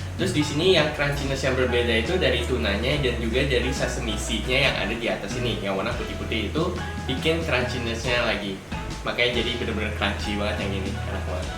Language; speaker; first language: Indonesian; native; Indonesian